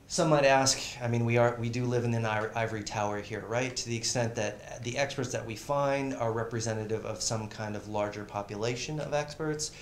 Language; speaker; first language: English; native; English